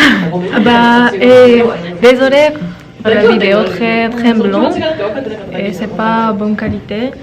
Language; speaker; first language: French; non-native, learner; Japanese